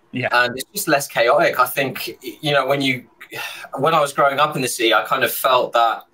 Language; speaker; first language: English; native; English